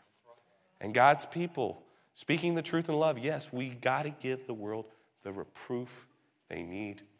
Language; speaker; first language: English; native; English